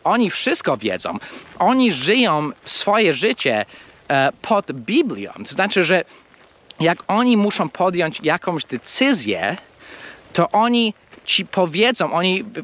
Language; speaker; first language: Polish; non-native, fluent; English